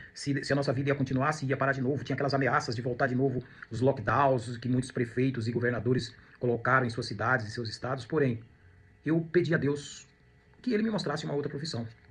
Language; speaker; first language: Portuguese; native; Portuguese